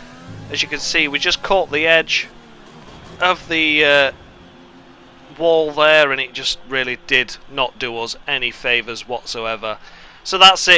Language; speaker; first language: English; native; English